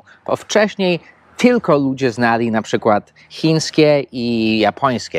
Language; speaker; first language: Polish; non-native, fluent; English